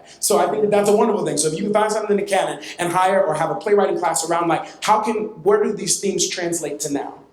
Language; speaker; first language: English; native; English